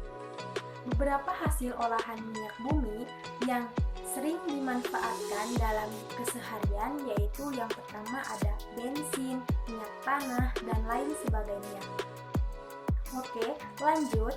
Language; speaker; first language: Indonesian; native; Indonesian